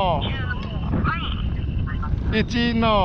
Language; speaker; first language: Japanese; non-native, learner; Chinese